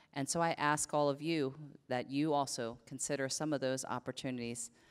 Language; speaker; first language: English; native; English